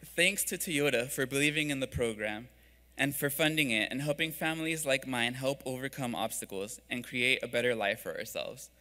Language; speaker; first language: English; early bilingual, other home language; Spanish